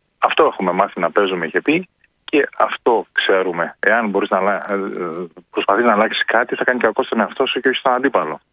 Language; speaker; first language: Greek; native; Greek